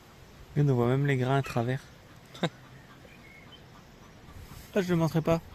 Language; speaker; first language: French; native; French